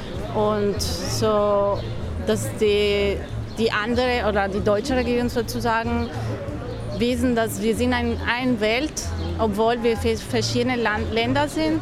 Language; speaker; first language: German; non-native, learner; Spanish